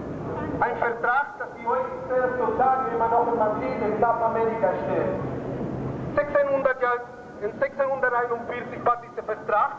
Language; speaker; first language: German; non-native, fluent; Spanish